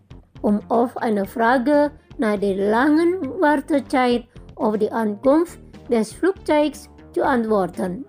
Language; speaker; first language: German; non-native, fluent; Indonesian